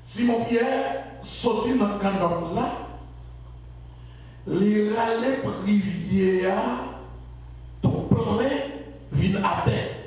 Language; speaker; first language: French; non-native, local second language; Haitian Creole